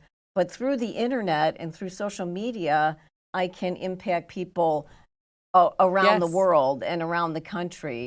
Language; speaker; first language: English; native; English